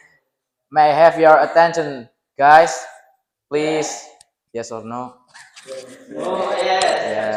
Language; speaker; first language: English; non-native, learner; Indonesian